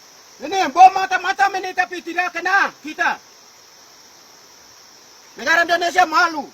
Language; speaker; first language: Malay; non-native, local second language; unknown